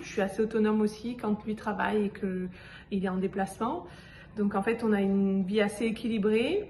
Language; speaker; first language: French; native; French